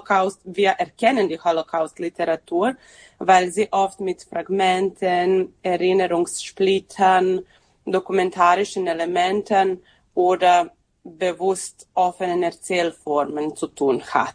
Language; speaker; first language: German; non-native, fluent; Serbian